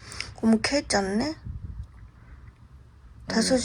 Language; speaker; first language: Korean; non-native, fluent; Japanese